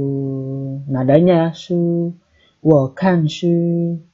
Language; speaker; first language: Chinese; non-native, learner; Indonesian